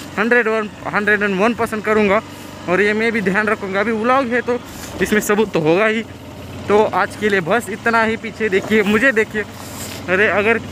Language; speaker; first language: Hindi; non-native, local second language; Marathi